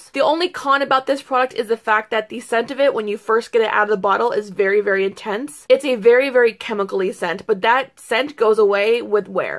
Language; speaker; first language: English; native; English